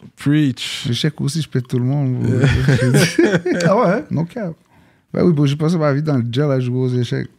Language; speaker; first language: French; early bilingual, other home language; English